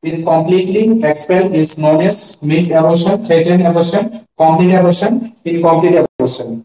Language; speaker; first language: English; non-native, local second language; Bangla